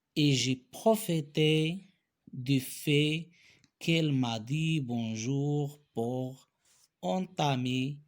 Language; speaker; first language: French; non-native, local second language; Arabic